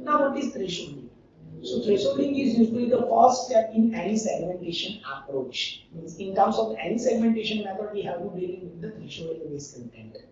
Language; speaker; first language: English; non-native, local second language; Gujarati